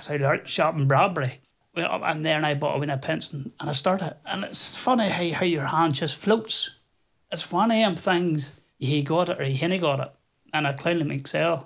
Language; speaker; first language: English; native; English